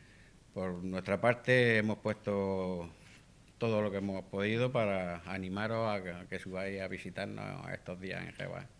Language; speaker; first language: Spanish; native; Spanish